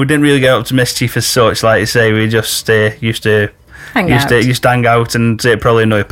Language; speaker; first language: English; native; English